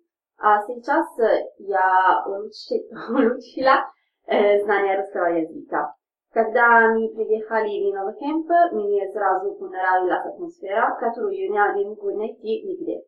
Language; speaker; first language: Russian; non-native, learner; Italian